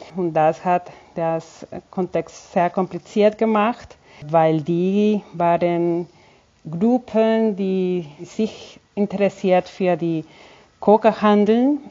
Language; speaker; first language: German; non-native, fluent; Spanish